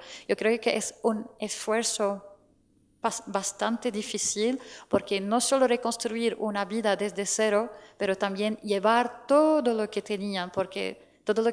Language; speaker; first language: Spanish; non-native, fluent; Arabic